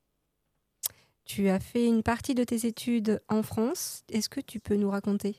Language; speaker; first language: French; native; French